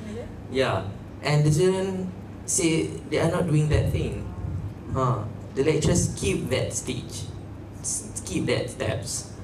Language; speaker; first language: English; non-native, local second language; Malay